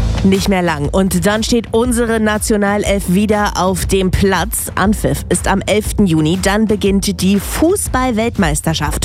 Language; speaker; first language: German; native; German